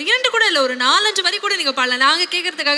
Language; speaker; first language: Tamil; native; Tamil